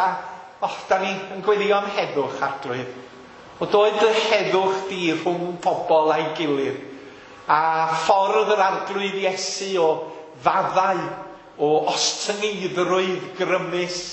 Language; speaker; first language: Welsh; native; Welsh